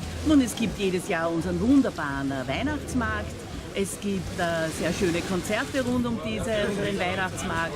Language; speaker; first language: German; native; German